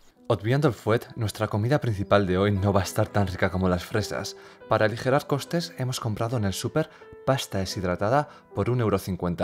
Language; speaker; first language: Spanish; native; Spanish